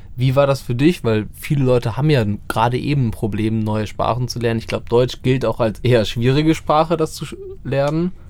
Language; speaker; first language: German; native; German